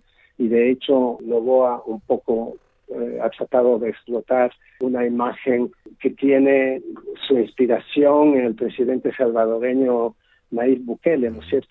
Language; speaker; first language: Spanish; native; Spanish